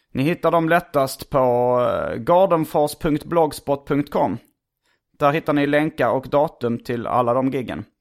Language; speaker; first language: Swedish; native; Swedish